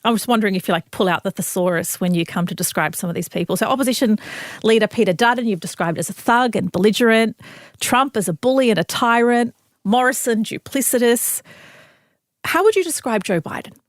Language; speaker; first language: English; native; English